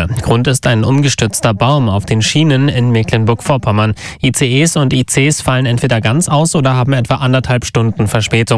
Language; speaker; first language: German; native; German